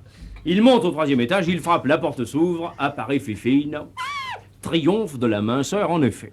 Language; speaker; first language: French; native; French